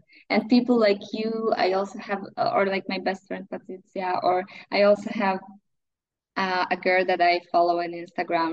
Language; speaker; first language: English; non-native, fluent; Polish